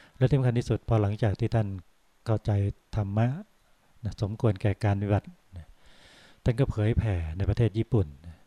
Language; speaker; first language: Thai; native; Thai